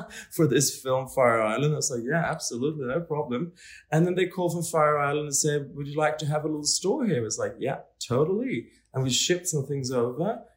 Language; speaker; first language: English; non-native, fluent; Swedish